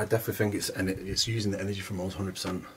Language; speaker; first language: English; native; English